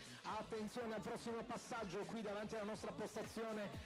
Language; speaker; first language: Italian; native; Italian